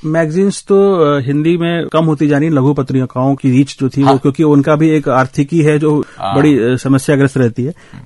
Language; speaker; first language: Hindi; native; Hindi